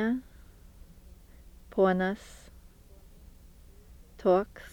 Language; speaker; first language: Lithuanian; early bilingual, heritage; Lithuanian